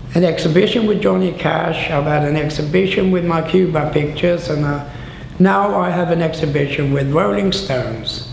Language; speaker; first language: English; non-native, fluent; Swedish